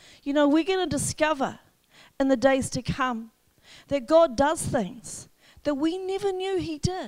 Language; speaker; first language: English; native; English